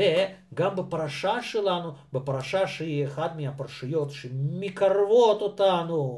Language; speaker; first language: Hebrew; non-native, fluent; Russian